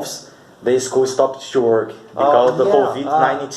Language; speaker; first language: English; non-native, learner; Portuguese